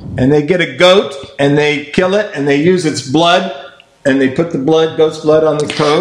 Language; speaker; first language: English; native; English